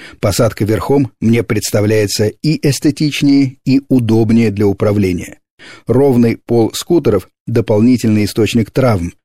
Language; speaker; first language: Russian; native; Russian